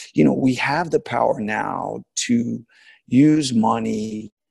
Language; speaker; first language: English; native; English